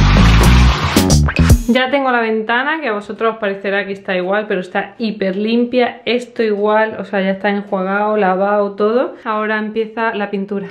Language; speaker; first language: Spanish; native; Spanish